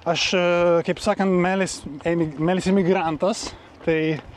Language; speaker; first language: Lithuanian; non-native, learner; Italian